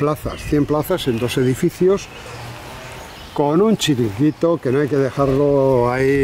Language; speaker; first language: Spanish; native; Spanish